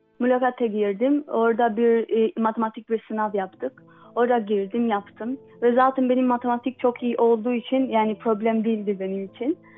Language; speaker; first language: Turkish; non-native, learner; Albanian